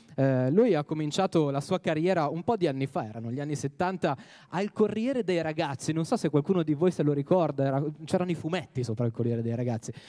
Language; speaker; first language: Italian; native; Italian